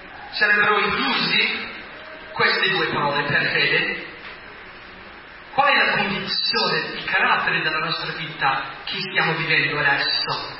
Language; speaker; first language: Italian; non-native, fluent; English